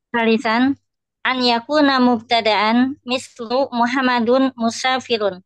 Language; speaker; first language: Arabic; non-native, learner; Indonesian